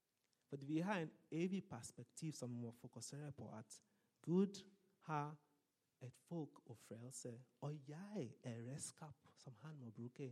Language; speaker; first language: Norwegian; non-native, fluent; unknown